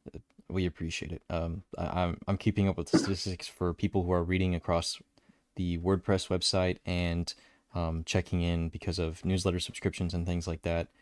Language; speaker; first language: English; native; English